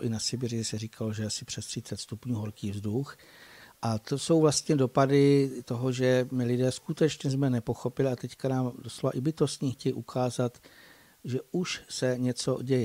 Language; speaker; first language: Czech; native; Czech